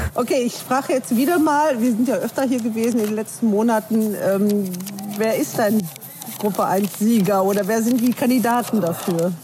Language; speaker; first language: German; native; German